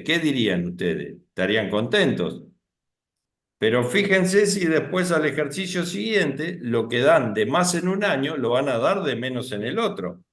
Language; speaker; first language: Spanish; native; Spanish